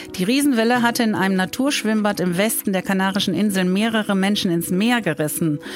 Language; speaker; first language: German; native; German